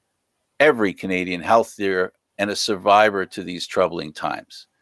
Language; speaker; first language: English; native; English